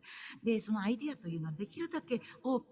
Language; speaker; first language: Japanese; native; Japanese